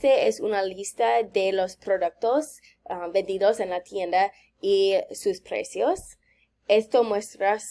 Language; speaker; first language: Spanish; non-native, learner; English